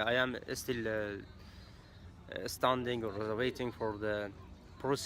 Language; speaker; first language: English; non-native, learner; Persian